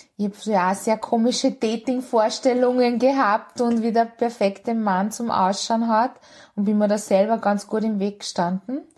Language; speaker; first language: German; early bilingual, other home language; Hungarian